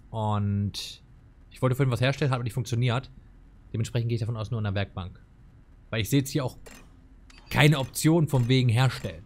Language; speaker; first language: German; native; German